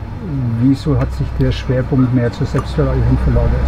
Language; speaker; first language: German; native; German